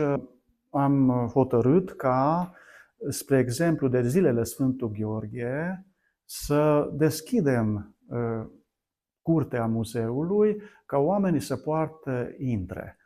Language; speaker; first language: Romanian; non-native, local second language; Hungarian